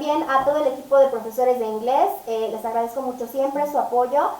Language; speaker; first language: Spanish; native; Spanish